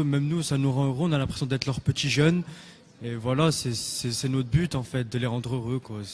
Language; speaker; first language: French; native; French